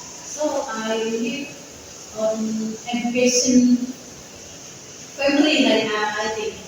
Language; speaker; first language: English; non-native, learner; Indonesian